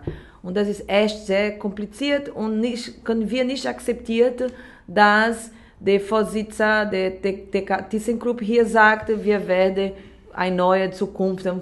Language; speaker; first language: German; non-native, learner; Portuguese